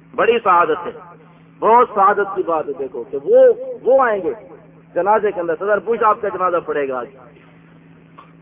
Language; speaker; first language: Urdu; non-native, local second language; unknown